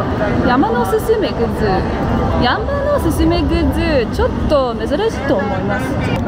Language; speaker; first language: Japanese; non-native, learner; English